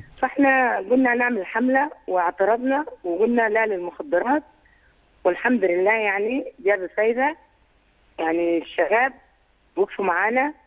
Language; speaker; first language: Egyptian Arabic; non-native, local second language; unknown